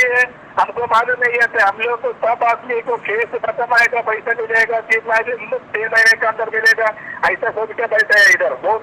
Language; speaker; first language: Hindi; non-native, local second language; Malayalam